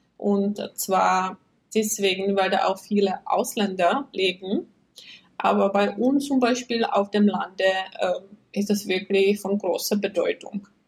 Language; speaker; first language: German; non-native, fluent; Czech